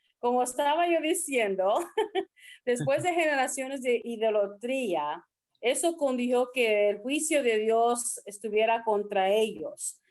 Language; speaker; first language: Spanish; early bilingual, heritage; Spanish